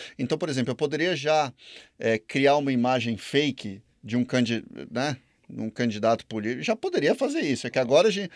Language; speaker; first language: Portuguese; native; Portuguese